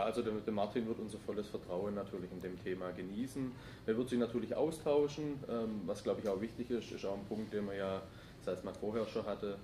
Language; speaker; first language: German; native; German